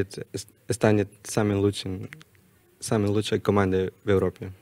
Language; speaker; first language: Russian; non-native, learner; Spanish